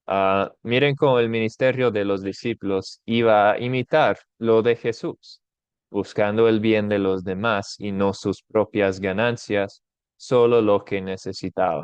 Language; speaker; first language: Spanish; non-native, fluent; English